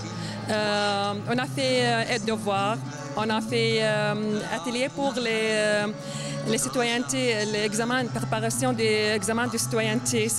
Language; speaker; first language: French; non-native, learner; Arabic